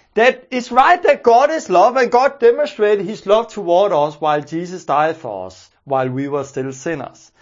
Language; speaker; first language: English; non-native, fluent; Danish